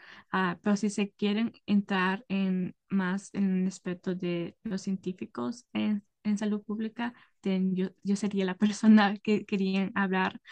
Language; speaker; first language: Spanish; early bilingual, heritage; Spanish